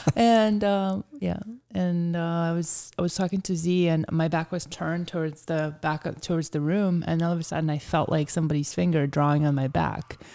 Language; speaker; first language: English; early bilingual, other home language; Ukrainian